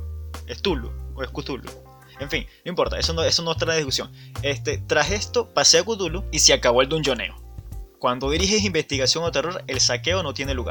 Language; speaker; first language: Spanish; native; Spanish